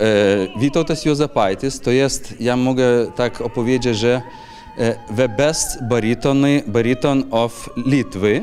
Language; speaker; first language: Polish; non-native, fluent; Lithuanian